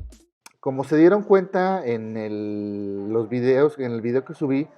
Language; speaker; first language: Spanish; native; Spanish